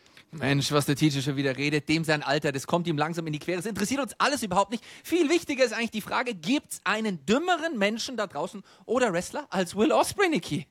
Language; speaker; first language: German; native; German